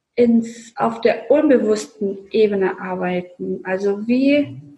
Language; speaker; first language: German; non-native, fluent; Russian